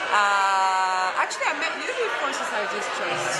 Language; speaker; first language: English; non-native, fluent; Arabic